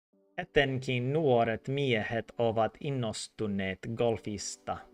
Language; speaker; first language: Finnish; non-native, learner; English